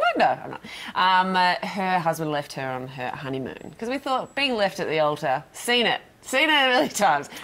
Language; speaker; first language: English; native; English